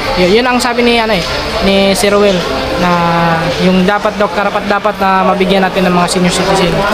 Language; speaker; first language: Filipino; non-native, local second language; Cebuano